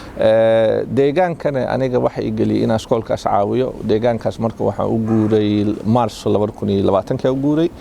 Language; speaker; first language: Somali; early bilingual, heritage; Somali